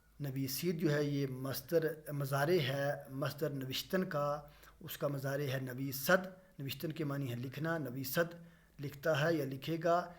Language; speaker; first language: Urdu; non-native, local second language; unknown